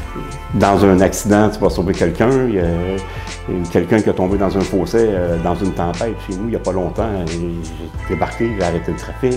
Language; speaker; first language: French; native; French